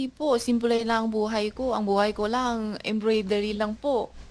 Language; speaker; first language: Filipino; non-native, learner; Chinese